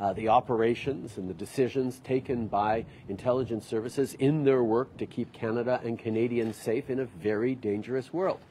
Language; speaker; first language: English; early bilingual, other home language; French